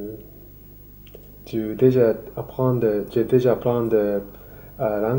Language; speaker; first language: French; non-native, learner; Japanese